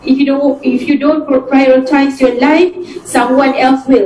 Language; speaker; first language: English; non-native, local second language; Malay